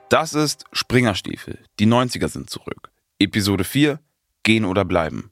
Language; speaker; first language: German; native; German